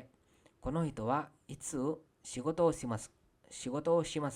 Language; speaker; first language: Japanese; non-native, fluent; Kannada